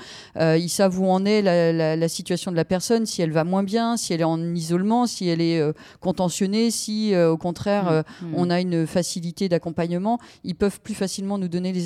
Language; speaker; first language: French; native; French